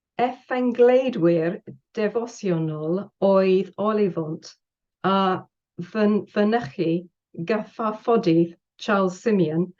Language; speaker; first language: Welsh; non-native, learner; English